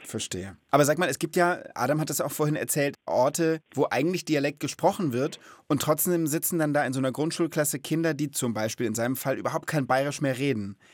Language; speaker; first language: German; native; German